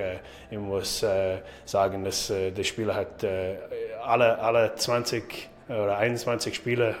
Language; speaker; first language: German; non-native, learner; English